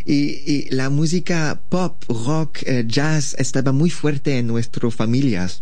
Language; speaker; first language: Spanish; non-native, learner; French